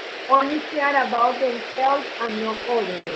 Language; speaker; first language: English; non-native, fluent; Spanish